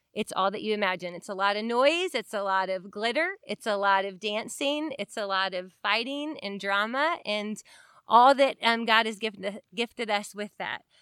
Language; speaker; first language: English; native; English